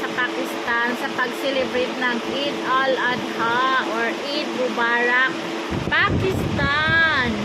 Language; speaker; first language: Filipino; native; Filipino